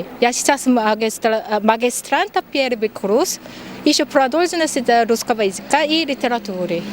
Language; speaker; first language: Russian; non-native, learner; Korean